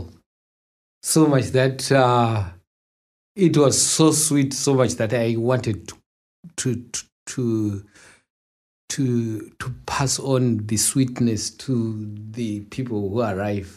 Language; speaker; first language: English; non-native, local second language; Shona